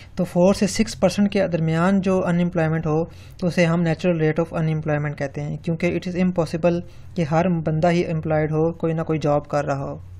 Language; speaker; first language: Urdu; non-native, local second language; Punjabi